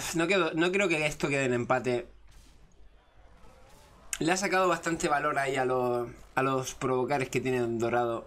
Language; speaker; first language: Spanish; native; Spanish